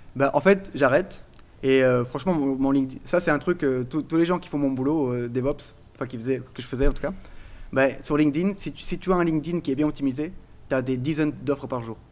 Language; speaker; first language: French; non-native, fluent; Portuguese